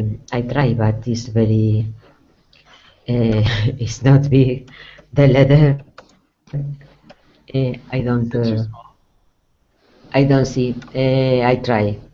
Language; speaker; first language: English; non-native, learner; Spanish